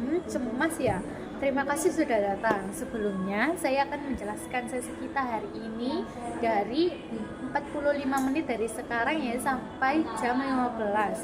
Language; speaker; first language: Indonesian; native; Indonesian